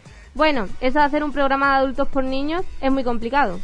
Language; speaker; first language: Spanish; native; Spanish